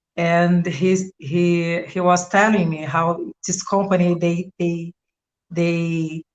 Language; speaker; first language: English; non-native, fluent; Portuguese